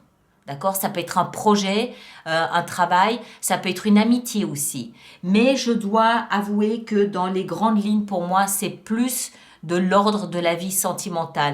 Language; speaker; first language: French; native; French